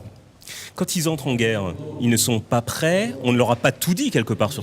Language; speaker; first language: French; native; French